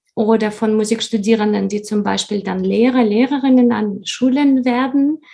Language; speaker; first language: German; non-native, fluent; Russian